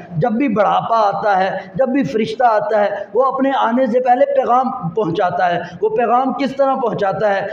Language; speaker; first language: Urdu; non-native, local second language; Punjabi